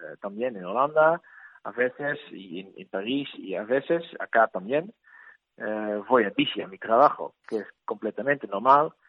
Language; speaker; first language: Spanish; non-native, learner; Dutch